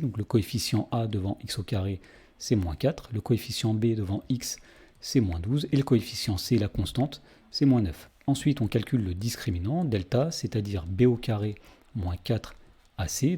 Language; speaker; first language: French; native; French